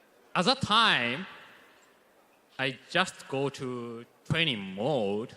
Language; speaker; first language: English; non-native, learner; Japanese